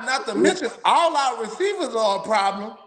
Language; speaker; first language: English; native; English